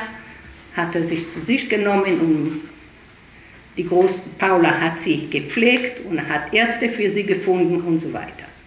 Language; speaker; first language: German; early bilingual, heritage; German